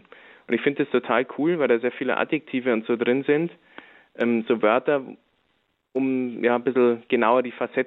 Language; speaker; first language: German; native; German